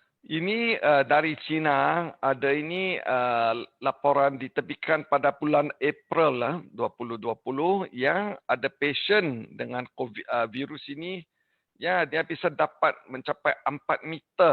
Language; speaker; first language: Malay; non-native, learner; English